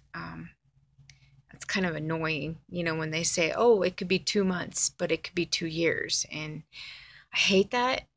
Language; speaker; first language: English; native; English